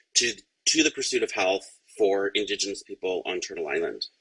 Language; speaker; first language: English; native; English